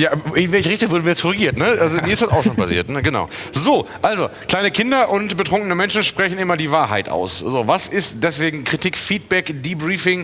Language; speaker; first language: German; native; German